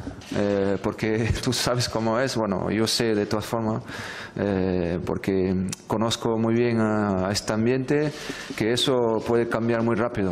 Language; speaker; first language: Spanish; non-native, fluent; French